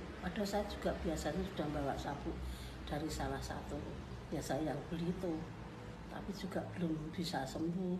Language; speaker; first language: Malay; non-native, local second language; Javanese